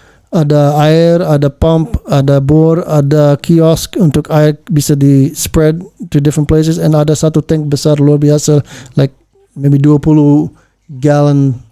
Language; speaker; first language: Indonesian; early bilingual, heritage; English